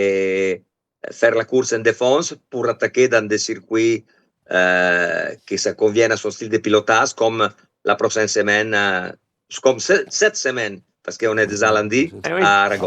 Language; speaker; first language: French; non-native, fluent; Italian